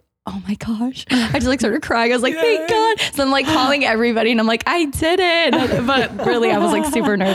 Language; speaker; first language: English; native; English